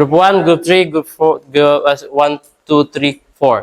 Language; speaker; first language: English; non-native, fluent; Indonesian